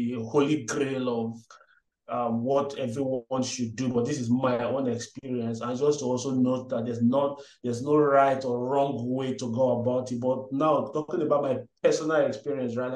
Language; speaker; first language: English; non-native, local second language; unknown